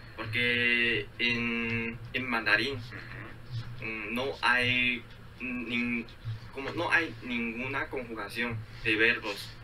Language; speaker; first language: Spanish; non-native, fluent; Chinese